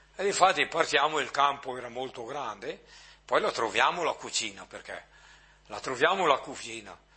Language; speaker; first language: Italian; native; Italian